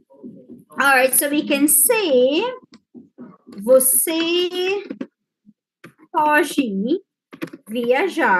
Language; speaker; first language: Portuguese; non-native, fluent; English